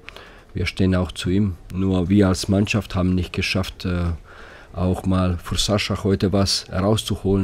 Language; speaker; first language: German; non-native, fluent; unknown